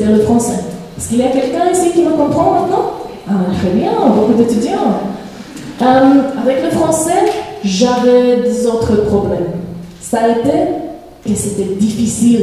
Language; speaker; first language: French; non-native, fluent; Slovak